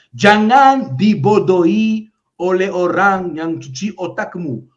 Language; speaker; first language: Indonesian; non-native, fluent; Hebrew